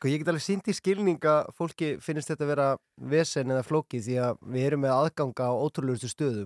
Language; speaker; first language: Icelandic; native; Icelandic